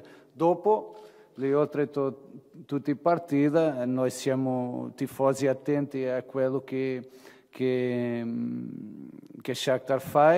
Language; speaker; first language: Italian; non-native, fluent; Portuguese